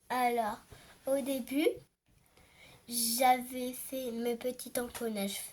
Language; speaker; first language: French; native; French